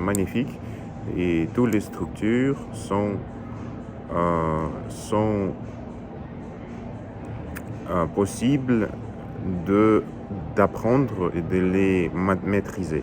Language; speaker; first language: French; non-native, learner; Russian